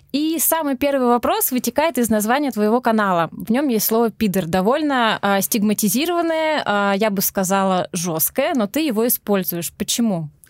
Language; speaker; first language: Russian; native; Russian